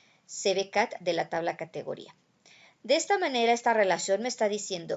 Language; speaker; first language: Spanish; native; Spanish